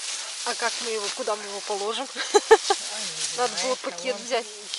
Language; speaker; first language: Russian; native; Russian